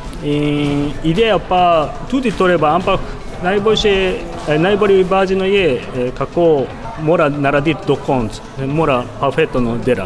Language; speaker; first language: Slovenian; non-native, learner; Japanese